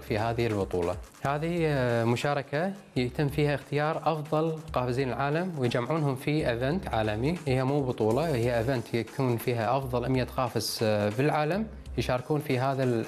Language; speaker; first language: Arabic; native; Arabic